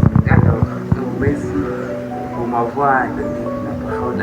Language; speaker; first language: French; non-native, learner; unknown